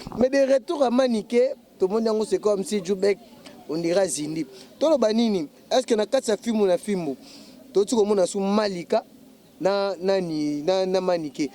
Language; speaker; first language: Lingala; native; Lingala